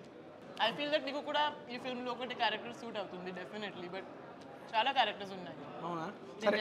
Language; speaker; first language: Telugu; non-native, local second language; Bangla